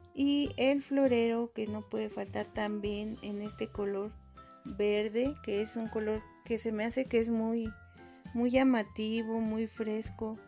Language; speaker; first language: Spanish; native; Spanish